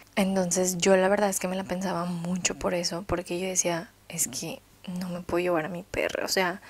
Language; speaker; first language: Spanish; native; Spanish